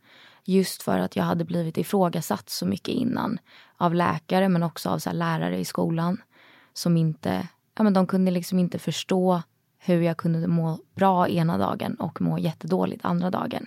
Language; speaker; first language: Swedish; native; Swedish